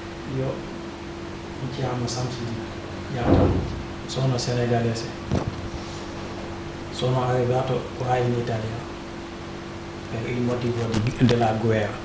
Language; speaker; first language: Italian; non-native, learner; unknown